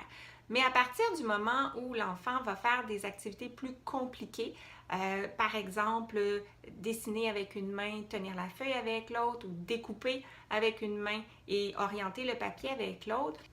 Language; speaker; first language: French; native; French